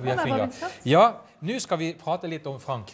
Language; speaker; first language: Norwegian; native; Norwegian